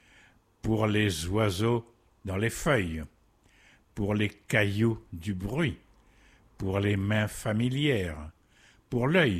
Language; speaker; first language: French; native; French